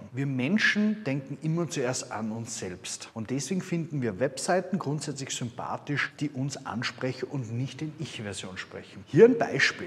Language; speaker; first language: German; native; German